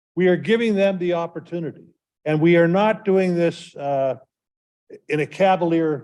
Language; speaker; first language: English; native; English